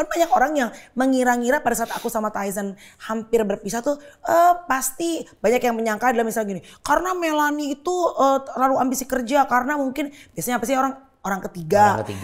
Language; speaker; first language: Indonesian; native; Indonesian